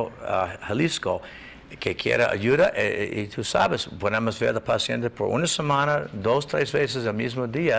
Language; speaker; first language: Spanish; non-native, learner; English